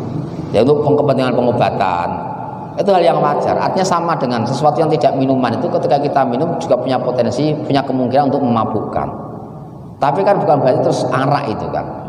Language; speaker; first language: Indonesian; native; Indonesian